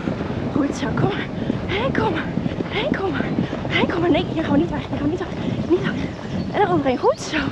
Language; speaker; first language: Dutch; native; Dutch